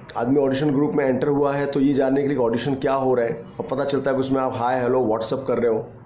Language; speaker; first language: Hindi; native; Hindi